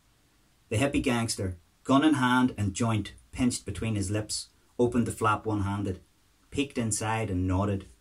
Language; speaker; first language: English; native; English